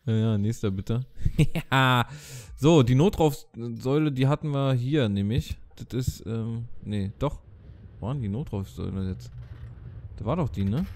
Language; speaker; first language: German; native; German